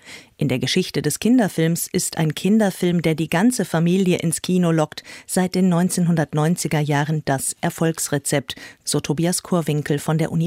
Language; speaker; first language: German; native; German